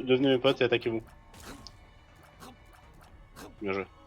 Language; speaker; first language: French; native; French